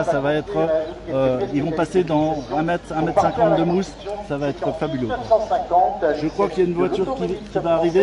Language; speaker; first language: French; native; French